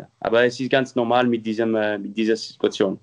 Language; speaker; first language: German; non-native, local second language; French